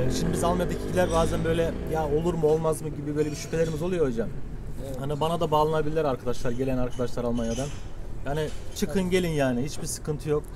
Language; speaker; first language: Turkish; early bilingual, heritage; Turkish